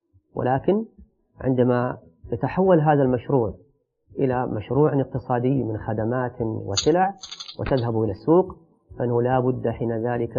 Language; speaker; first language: Arabic; native; Arabic